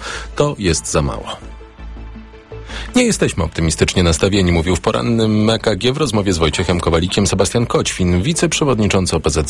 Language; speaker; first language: Polish; native; Polish